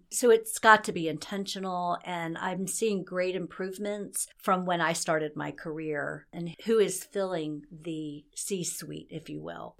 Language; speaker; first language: English; native; English